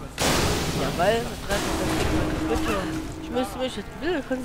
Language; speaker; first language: German; native; German